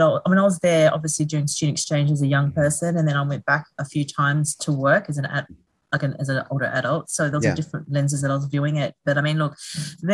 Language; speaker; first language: English; native; English